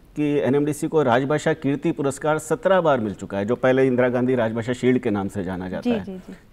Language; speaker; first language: Hindi; native; Hindi